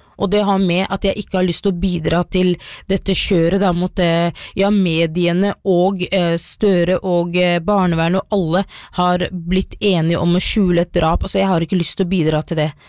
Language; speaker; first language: Norwegian; early bilingual, other home language; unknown